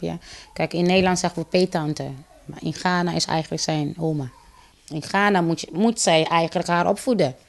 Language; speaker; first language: Dutch; non-native, fluent; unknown